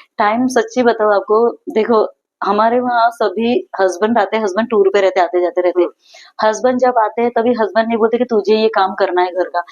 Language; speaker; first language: Hindi; non-native, local second language; Gujarati